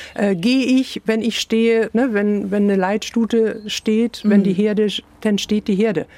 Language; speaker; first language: German; native; German